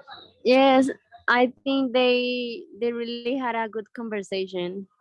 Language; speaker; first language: English; non-native, learner; Spanish